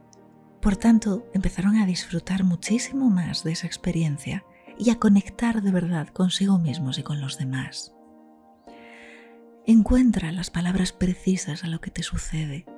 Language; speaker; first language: Spanish; native; Spanish